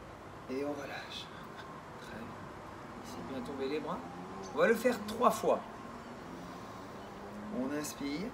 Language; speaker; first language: French; native; French